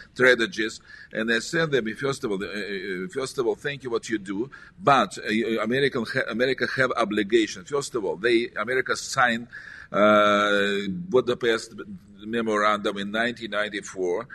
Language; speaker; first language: English; non-native, learner; Russian